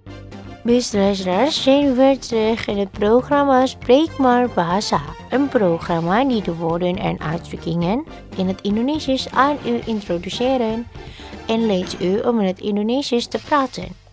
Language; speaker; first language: Dutch; non-native, learner; Indonesian